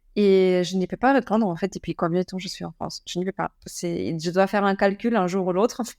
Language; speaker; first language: French; non-native, fluent; Russian